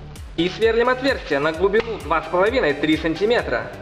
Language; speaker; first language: Russian; native; Russian